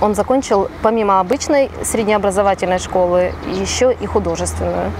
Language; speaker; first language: Russian; native; Russian